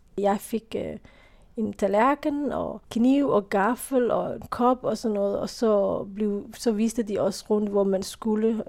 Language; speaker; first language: Danish; non-native, fluent; Somali